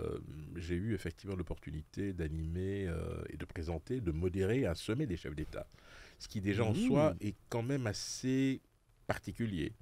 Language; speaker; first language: French; native; French